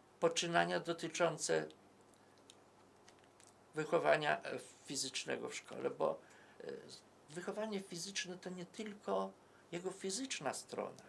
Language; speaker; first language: Polish; native; Polish